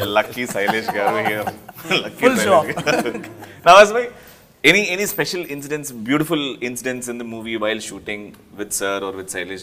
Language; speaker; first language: Telugu; native; Telugu